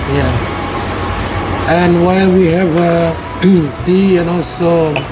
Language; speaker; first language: English; non-native, learner; Indonesian